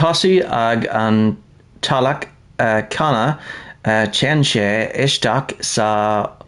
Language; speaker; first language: Irish; non-native, learner; English